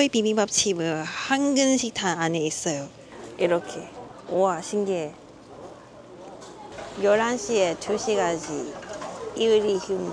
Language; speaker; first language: Korean; non-native, fluent; Cantonese